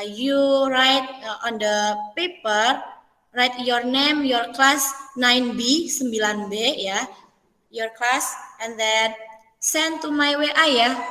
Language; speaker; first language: English; non-native, fluent; Indonesian